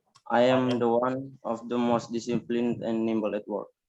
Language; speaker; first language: English; non-native, learner; Indonesian